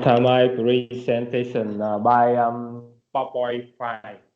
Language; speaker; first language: English; non-native, learner; Vietnamese